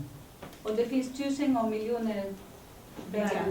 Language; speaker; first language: Swedish; early bilingual, other home language; Spanish